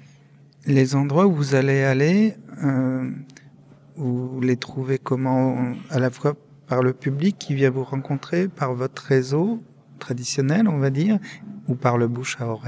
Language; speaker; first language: French; native; French